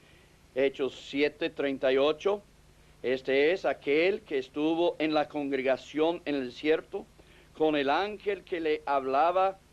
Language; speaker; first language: Spanish; non-native, fluent; English